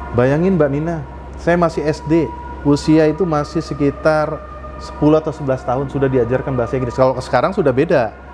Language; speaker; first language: Indonesian; native; Indonesian